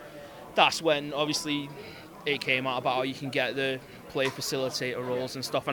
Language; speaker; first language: English; native; English